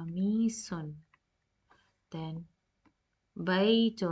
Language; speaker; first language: Arabic; non-native, fluent; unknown